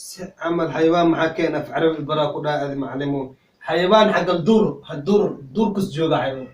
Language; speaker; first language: Arabic; non-native, learner; Somali